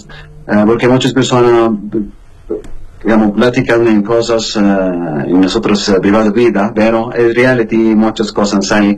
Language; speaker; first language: Spanish; non-native, learner; Arabic